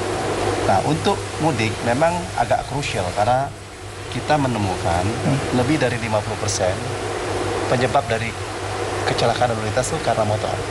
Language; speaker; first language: Indonesian; native; Indonesian